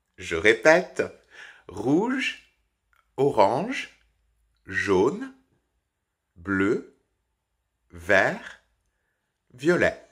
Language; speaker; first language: French; native; French